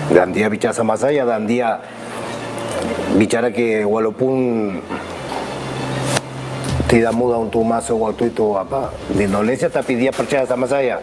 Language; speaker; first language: Indonesian; non-native, local second language; Spanish